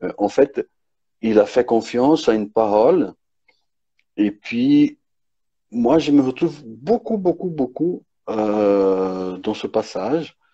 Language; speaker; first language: French; non-native, fluent; Portuguese